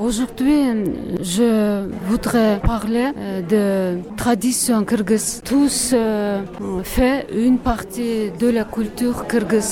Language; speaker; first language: French; non-native, learner; Kyrgyz